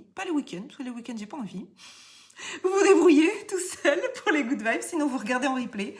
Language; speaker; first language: French; native; French